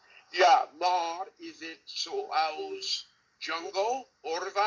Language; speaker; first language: Dutch; non-native, learner; English